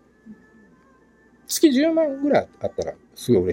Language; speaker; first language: Japanese; native; Japanese